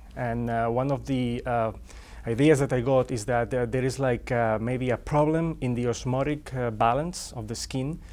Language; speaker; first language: English; non-native, fluent; Spanish